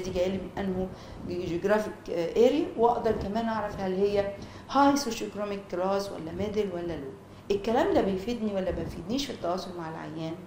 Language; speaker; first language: Arabic; native; Arabic